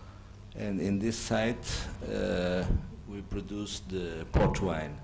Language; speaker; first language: English; non-native, learner; Portuguese